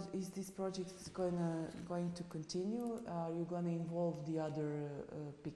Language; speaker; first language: English; non-native, fluent; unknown